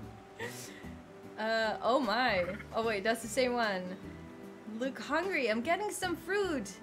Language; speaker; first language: English; non-native, fluent; Dutch